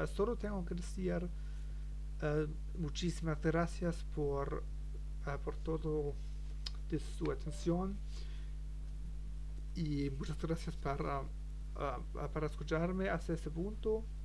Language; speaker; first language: Spanish; non-native, learner; German